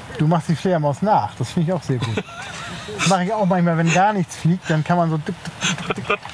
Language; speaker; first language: German; native; German